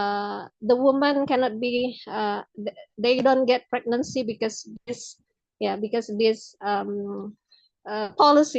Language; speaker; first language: English; non-native, local second language; Indonesian